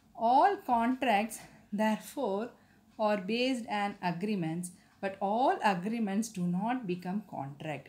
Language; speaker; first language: English; non-native, local second language; Tamil